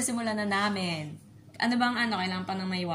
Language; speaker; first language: Filipino; native; Filipino